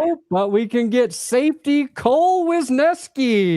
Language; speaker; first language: English; native; English